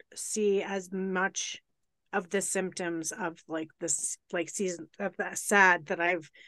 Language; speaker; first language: English; native; English